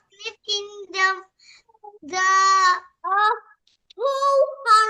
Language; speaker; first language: English; non-native, learner; Vietnamese